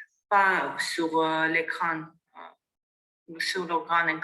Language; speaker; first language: French; non-native, fluent; Armenian